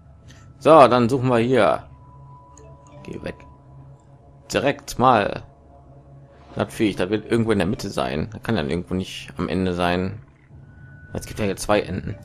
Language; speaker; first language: German; native; German